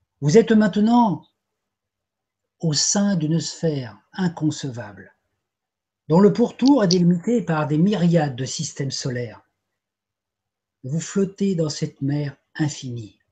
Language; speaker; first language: French; native; French